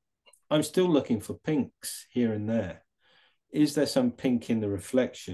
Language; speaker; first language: English; native; English